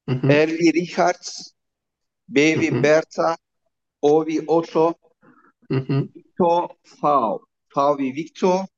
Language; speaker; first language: German; non-native, learner; Turkish